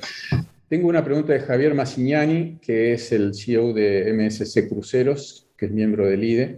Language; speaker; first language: Spanish; native; Spanish